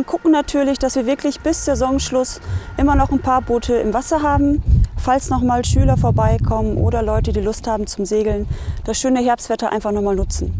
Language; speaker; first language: German; native; German